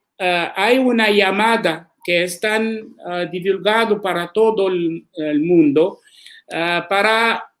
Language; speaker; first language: Spanish; non-native, learner; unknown